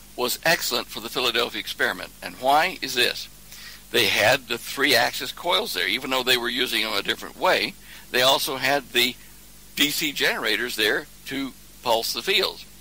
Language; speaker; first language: English; native; English